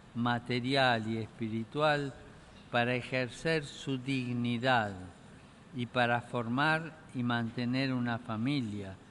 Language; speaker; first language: Spanish; native; Spanish